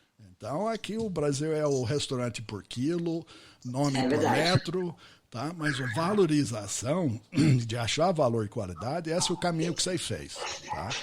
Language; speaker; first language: Portuguese; non-native, fluent; English